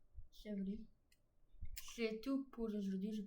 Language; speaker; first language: French; non-native, learner; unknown